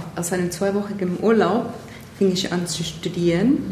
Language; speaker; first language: German; non-native, fluent; English